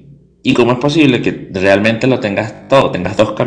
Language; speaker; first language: Spanish; native; Spanish